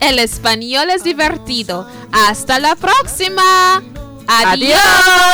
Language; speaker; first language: Spanish; non-native, fluent; English